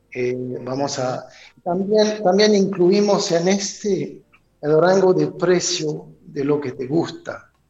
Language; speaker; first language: Spanish; non-native, fluent; French